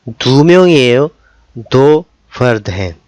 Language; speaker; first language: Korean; non-native, fluent; Urdu